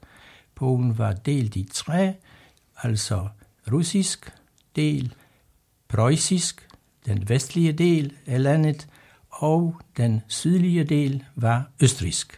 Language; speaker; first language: Danish; non-native, fluent; Polish